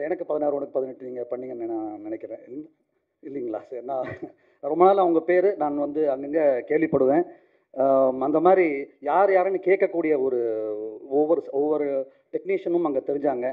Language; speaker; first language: Tamil; native; Tamil